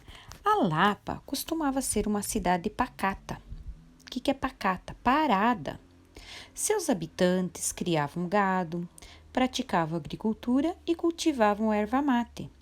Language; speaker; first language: Portuguese; native; Portuguese